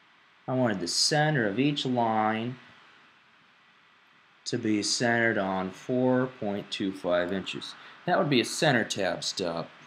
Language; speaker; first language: English; native; English